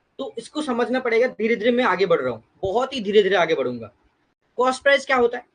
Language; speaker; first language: Hindi; non-native, local second language; Bangla